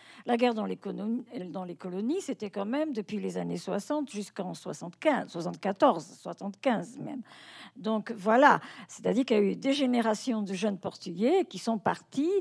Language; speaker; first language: French; non-native, fluent; Portuguese